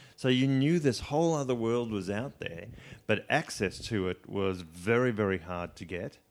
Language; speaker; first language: English; native; English